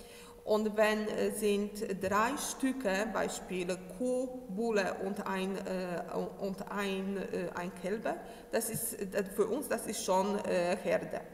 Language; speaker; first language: German; non-native, learner; Polish